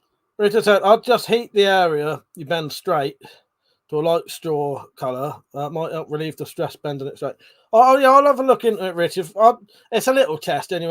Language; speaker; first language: English; native; English